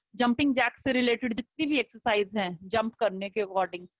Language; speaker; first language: Hindi; native; Hindi